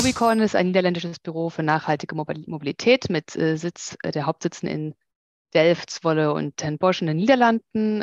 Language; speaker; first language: German; native; German